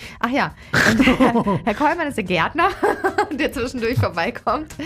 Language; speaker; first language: German; native; German